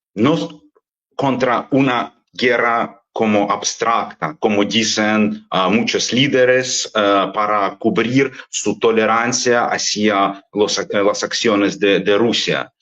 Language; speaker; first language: Spanish; non-native, fluent; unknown